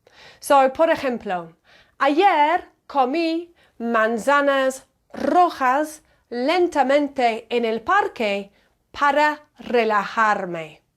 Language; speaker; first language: Spanish; non-native, fluent; English